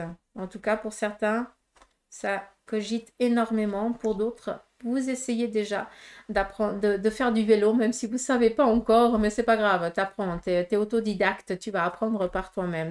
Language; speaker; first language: French; native; French